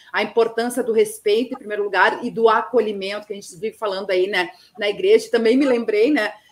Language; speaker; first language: Portuguese; native; Portuguese